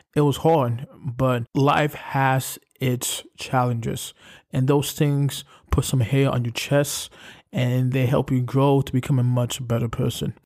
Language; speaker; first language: English; native; English